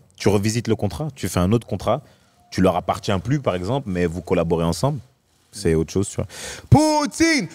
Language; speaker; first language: French; native; French